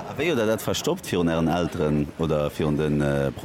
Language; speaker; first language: German; non-native, local second language; Luxembourgish